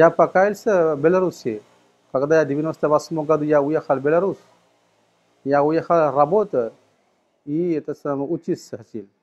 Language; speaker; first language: Russian; non-native, learner; Sinhala